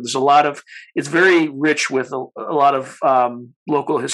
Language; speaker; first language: English; native; English